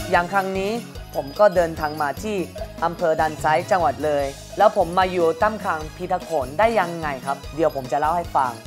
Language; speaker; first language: Thai; non-native, fluent; Korean